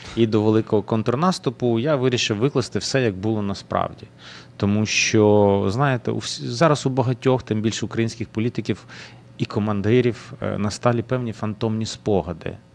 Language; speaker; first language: Ukrainian; non-native, local second language; Russian